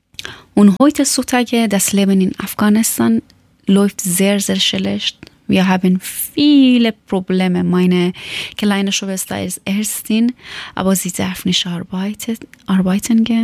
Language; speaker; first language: German; non-native, learner; Persian